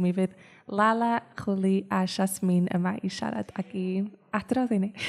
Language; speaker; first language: Welsh; native; Welsh